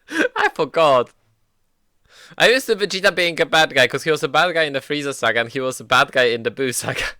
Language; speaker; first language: English; native; English